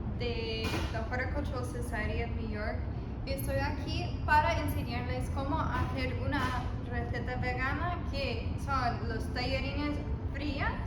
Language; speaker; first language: Spanish; early bilingual, heritage; Spanish